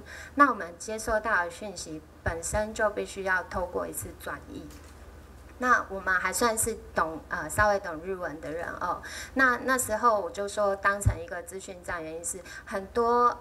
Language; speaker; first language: Chinese; native; Chinese